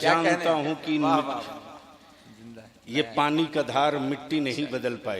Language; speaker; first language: Hindi; native; Hindi